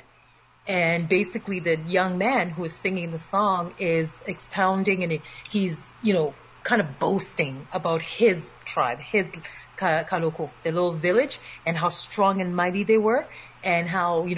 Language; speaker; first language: English; native; English